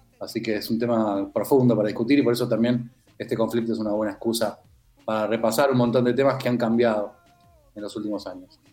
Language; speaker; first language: Spanish; native; Spanish